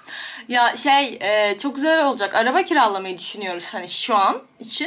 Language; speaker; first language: Turkish; native; Turkish